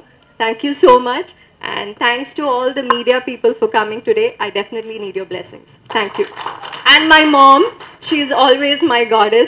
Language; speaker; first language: Telugu; non-native, learner; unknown